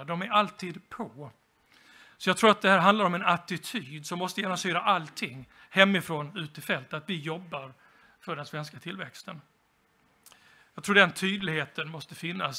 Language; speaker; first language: Swedish; native; Swedish